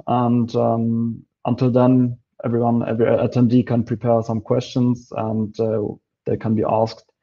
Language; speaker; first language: English; non-native, fluent; Polish